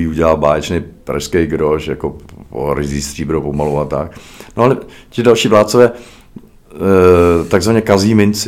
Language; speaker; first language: Czech; native; Czech